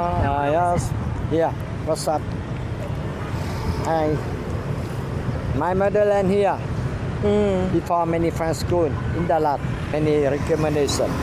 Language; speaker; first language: English; non-native, learner; Vietnamese